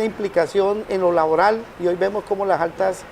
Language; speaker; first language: Spanish; native; Spanish